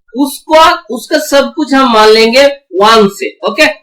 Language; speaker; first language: Hindi; non-native, local second language; Bangla